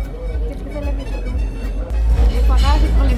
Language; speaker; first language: French; non-native, learner; Spanish